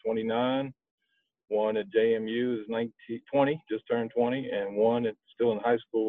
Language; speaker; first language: English; native; English